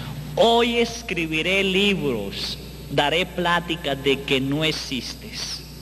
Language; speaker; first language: Spanish; native; Spanish